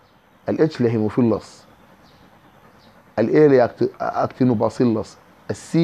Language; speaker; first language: Arabic; native; Arabic